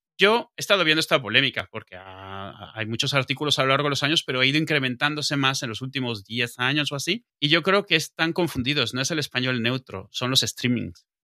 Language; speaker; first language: Spanish; native; Spanish